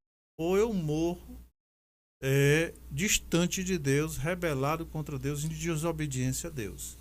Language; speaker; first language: Portuguese; native; Portuguese